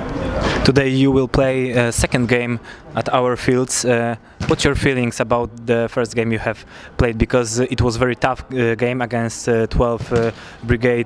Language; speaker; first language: English; non-native, fluent; Polish